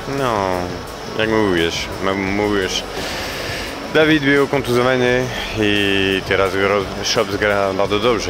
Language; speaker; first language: Polish; non-native, learner; French